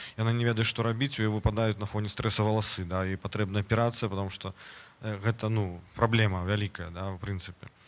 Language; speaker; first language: Belarusian; non-native, local second language; Russian